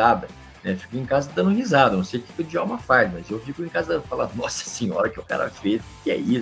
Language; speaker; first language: Portuguese; native; Portuguese